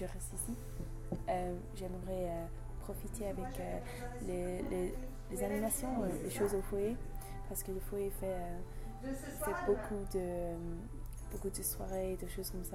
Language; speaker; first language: French; non-native, learner; English